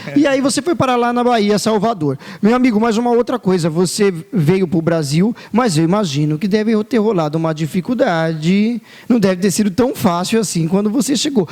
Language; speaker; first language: Portuguese; native; Portuguese